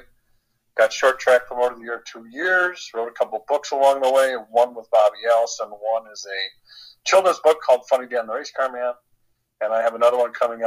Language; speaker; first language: English; native; English